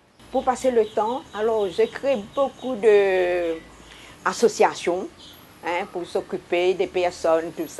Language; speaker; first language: French; non-native, local second language; Hakka Chinese